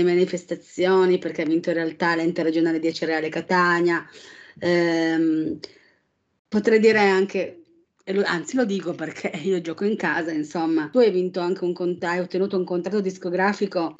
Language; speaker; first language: Italian; native; Italian